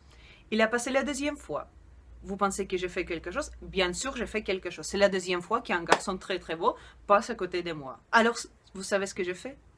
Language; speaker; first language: French; non-native, fluent; Russian